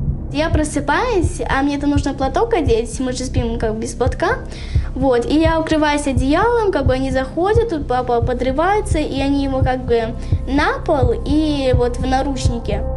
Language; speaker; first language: Russian; native; Russian